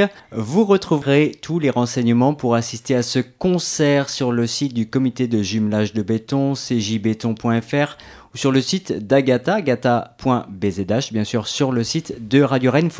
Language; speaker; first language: French; native; French